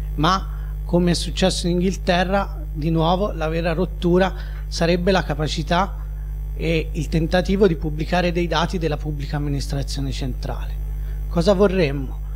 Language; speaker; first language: Italian; native; Italian